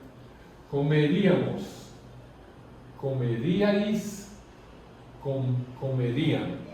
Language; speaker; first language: Spanish; non-native, learner; English